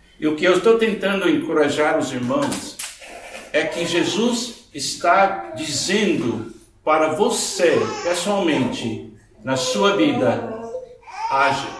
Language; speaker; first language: Portuguese; non-native, fluent; English